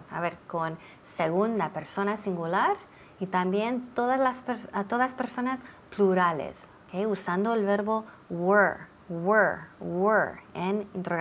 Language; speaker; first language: Spanish; non-native, fluent; English